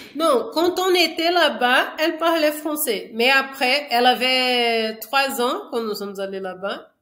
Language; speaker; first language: French; non-native, fluent; Portuguese